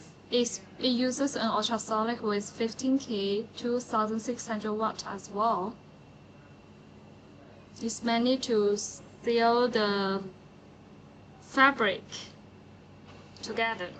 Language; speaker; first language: English; non-native, learner; Chinese